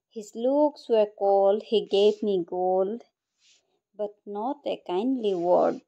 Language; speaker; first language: English; non-native, local second language; Assamese